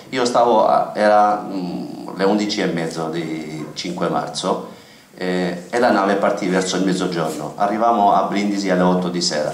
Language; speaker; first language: Italian; non-native, fluent; Albanian